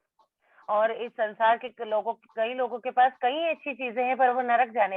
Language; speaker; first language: Hindi; native; Hindi